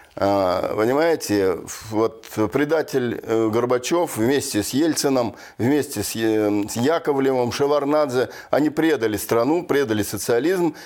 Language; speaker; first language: Russian; native; Russian